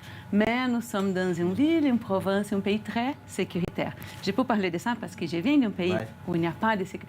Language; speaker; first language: French; non-native, fluent; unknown